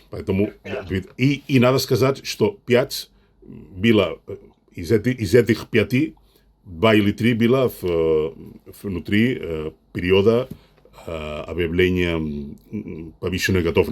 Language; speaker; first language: Russian; non-native, fluent; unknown